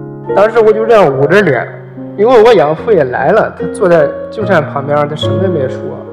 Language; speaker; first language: Chinese; native; Chinese